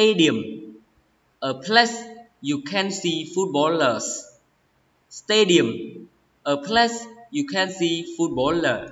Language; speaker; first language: English; non-native, learner; Khmer